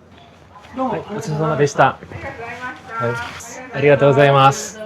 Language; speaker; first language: Japanese; non-native, fluent; Korean